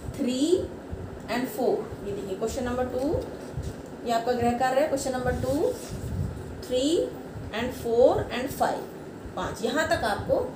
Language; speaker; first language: Hindi; native; Hindi